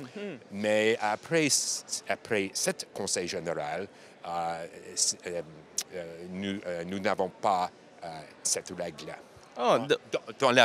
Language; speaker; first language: French; non-native, learner; English